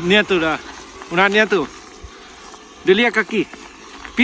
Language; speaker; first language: Russian; non-native, learner; Lao